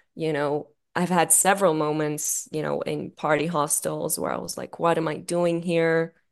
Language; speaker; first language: English; non-native, fluent; Hebrew